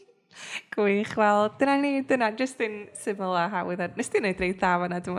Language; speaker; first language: Welsh; native; Welsh